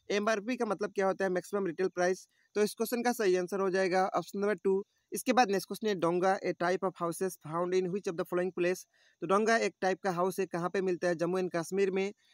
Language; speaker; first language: Hindi; native; Hindi